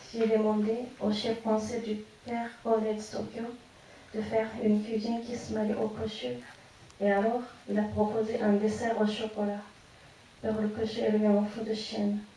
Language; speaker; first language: French; non-native, fluent; Japanese